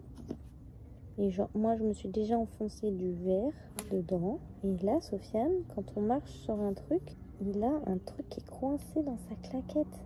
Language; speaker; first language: French; native; French